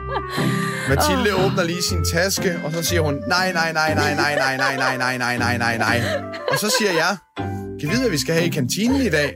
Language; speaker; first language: Danish; native; Danish